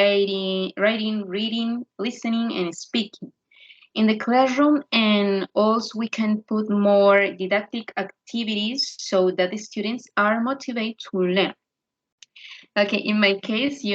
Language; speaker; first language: English; non-native, learner; Spanish